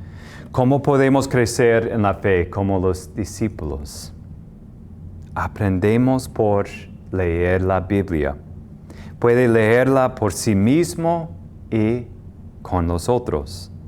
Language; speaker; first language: Spanish; non-native, fluent; English